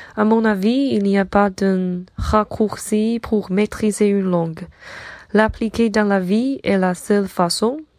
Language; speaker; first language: French; non-native, learner; Chinese